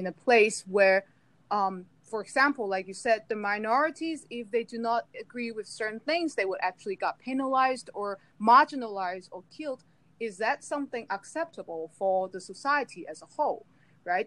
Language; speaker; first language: English; non-native, local second language; Cantonese